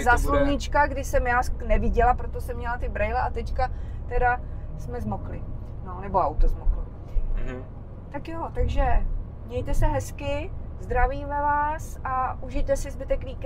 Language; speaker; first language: Czech; native; Czech